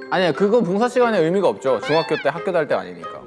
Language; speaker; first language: Korean; native; Korean